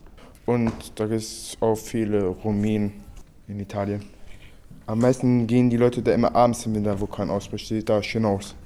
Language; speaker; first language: German; early bilingual, other home language; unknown